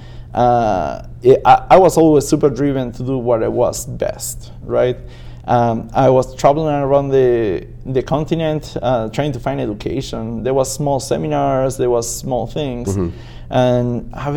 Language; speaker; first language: English; non-native, fluent; Spanish